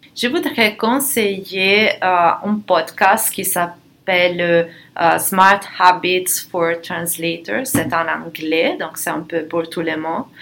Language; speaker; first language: French; non-native, fluent; Italian